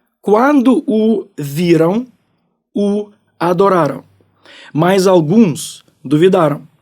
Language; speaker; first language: Portuguese; non-native, fluent; Ukrainian